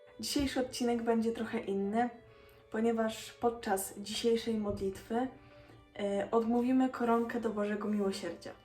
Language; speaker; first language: Polish; native; Polish